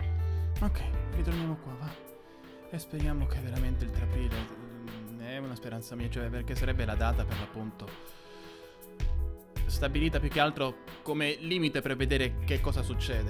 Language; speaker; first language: Italian; native; Italian